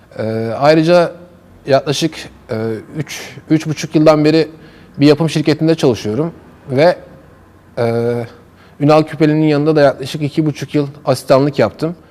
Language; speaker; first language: Turkish; native; Turkish